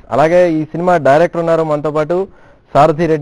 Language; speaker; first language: Telugu; native; Telugu